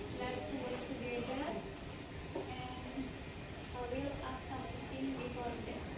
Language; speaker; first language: English; non-native, learner; Indonesian